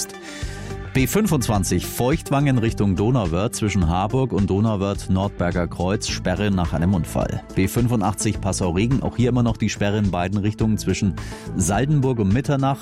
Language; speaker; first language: German; native; German